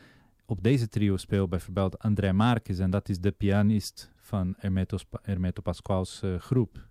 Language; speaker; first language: Dutch; non-native, fluent; Portuguese